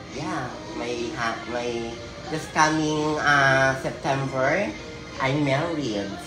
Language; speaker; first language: English; non-native, local second language; Filipino